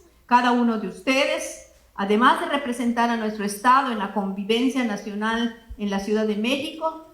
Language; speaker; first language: Spanish; native; Spanish